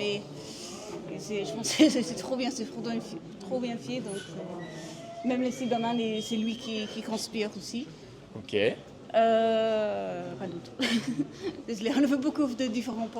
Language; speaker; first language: French; non-native, learner; English